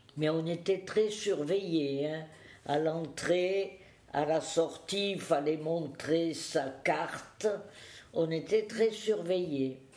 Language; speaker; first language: French; native; French